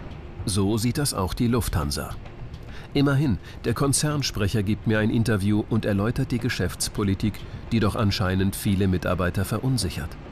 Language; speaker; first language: German; native; German